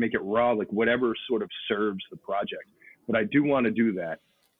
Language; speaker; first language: English; native; English